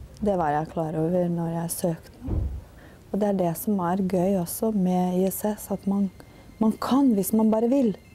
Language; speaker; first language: Norwegian; non-native, fluent; Bosnian